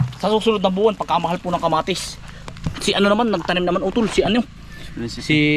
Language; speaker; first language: Filipino; native; Filipino